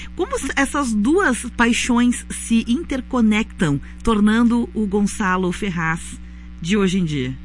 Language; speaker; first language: Portuguese; native; Portuguese